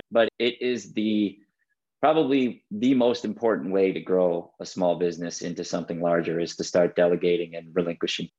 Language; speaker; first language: English; native; English